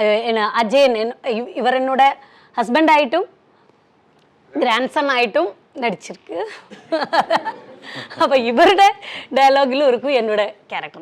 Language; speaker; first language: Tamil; non-native, learner; Malayalam